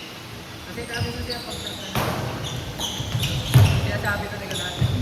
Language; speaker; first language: Filipino; native; Filipino